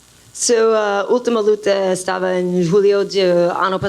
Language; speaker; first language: Portuguese; non-native, learner; English